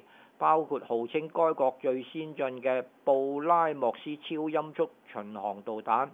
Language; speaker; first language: Chinese; non-native, local second language; Cantonese